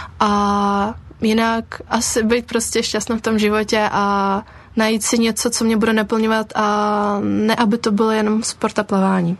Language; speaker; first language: Czech; early bilingual, other home language; Ukrainian